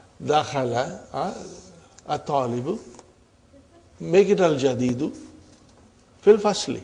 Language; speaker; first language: Arabic; non-native, fluent; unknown